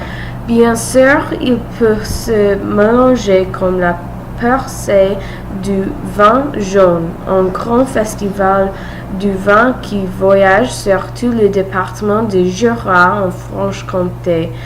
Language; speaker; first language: French; non-native, learner; English